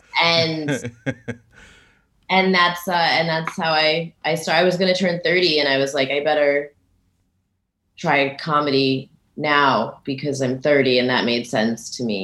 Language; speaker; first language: English; native; English